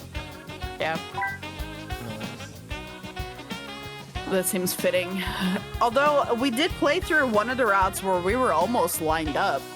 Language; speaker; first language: English; native; English